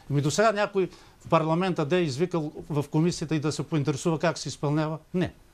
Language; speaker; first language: Bulgarian; native; Bulgarian